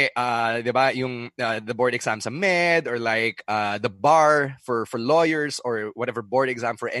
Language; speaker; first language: English; non-native, local second language; Filipino